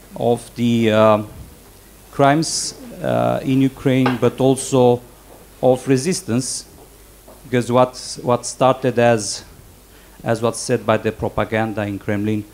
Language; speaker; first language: English; non-native, fluent; Romanian